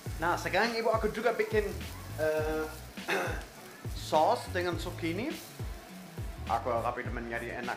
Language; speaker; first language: Indonesian; non-native, fluent; German